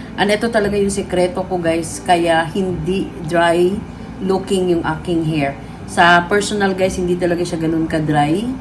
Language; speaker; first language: Filipino; native; Filipino